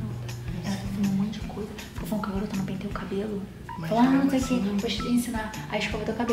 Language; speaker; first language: Portuguese; native; Portuguese